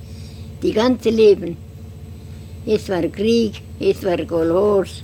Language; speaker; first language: German; non-native, learner; Estonian